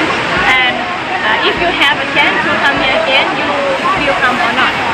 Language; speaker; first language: English; non-native, learner; Thai